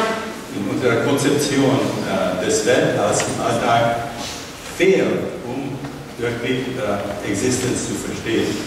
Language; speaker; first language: German; non-native, fluent; Czech